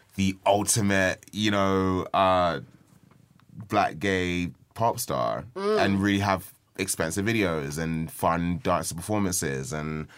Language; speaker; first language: English; early bilingual, other home language; Yoruba